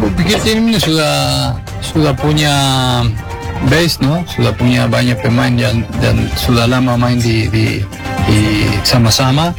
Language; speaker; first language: Indonesian; non-native, fluent; Spanish